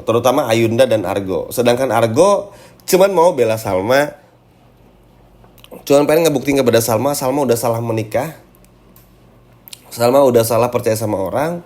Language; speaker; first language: Indonesian; native; Indonesian